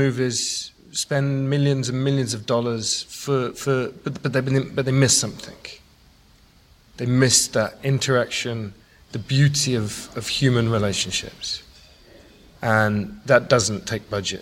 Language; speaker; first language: English; native; English